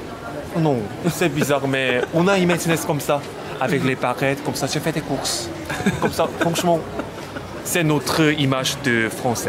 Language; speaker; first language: French; non-native, learner; Korean